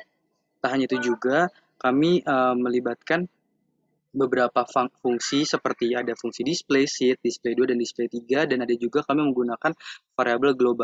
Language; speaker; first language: Indonesian; native; Indonesian